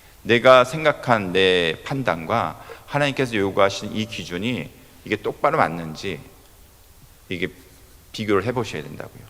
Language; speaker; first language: Korean; native; Korean